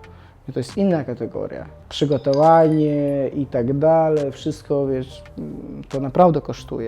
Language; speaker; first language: Polish; non-native, fluent; Chechen